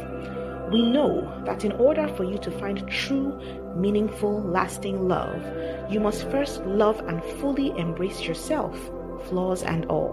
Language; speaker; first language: English; non-native, local second language; Yoruba